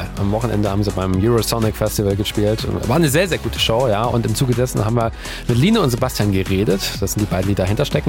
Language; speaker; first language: German; native; German